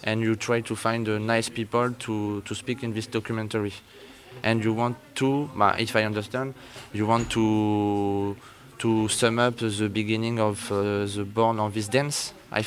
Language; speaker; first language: English; non-native, learner; French